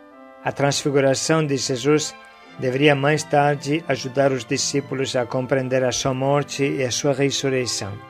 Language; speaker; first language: Portuguese; native; Portuguese